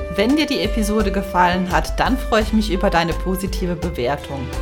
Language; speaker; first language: German; native; German